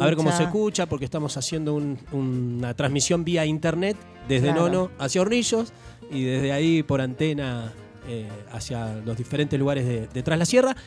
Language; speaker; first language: Spanish; native; Spanish